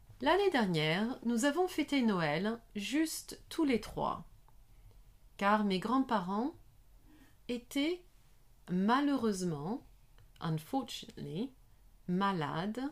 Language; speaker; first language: French; non-native, learner; English